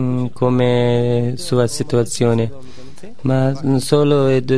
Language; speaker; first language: Italian; non-native, learner; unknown